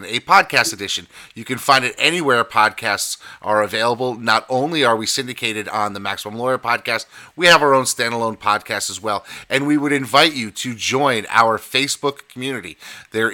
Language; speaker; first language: English; native; English